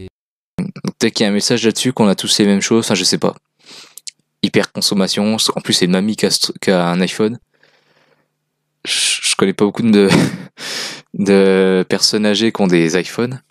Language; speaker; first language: French; native; French